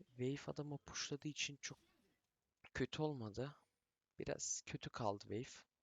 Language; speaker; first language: Turkish; early bilingual, heritage; Turkish